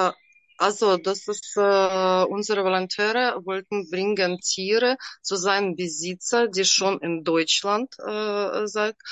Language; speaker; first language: German; non-native, learner; Russian